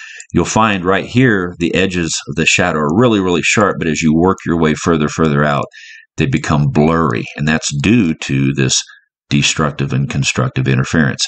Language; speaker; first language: English; native; English